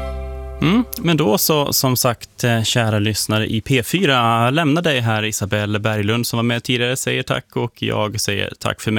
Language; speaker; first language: Swedish; native; Swedish